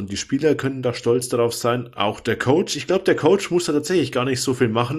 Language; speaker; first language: German; native; German